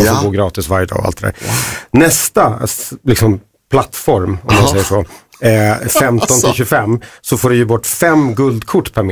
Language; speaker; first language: Swedish; native; Swedish